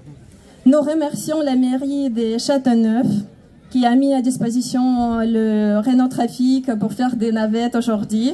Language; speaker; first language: French; non-native, fluent; Ukrainian